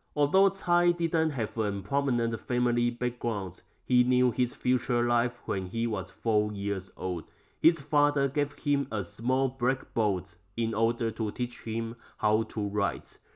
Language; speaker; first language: English; non-native, fluent; Chinese